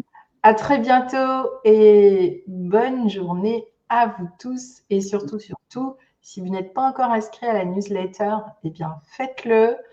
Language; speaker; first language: French; native; French